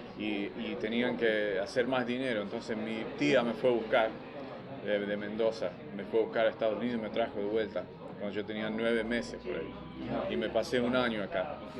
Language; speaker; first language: Spanish; early bilingual, other home language; English